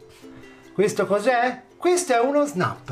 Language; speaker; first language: Italian; native; Italian